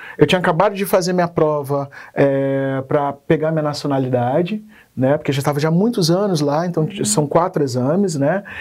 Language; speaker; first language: Portuguese; native; Portuguese